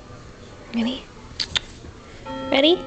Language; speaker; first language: English; native; English